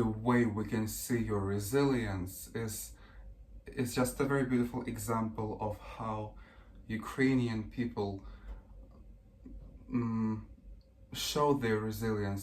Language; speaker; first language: English; early bilingual, other home language; Russian